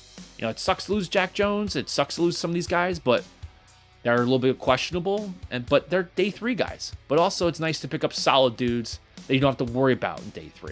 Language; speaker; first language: English; native; English